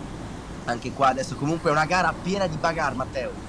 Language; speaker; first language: Italian; native; Italian